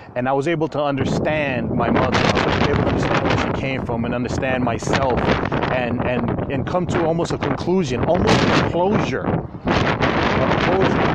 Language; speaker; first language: English; native; English